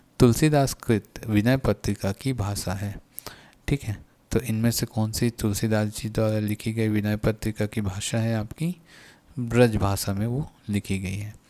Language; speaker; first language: Hindi; native; Hindi